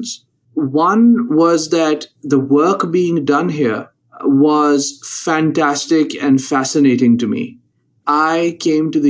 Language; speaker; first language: English; non-native, local second language; Urdu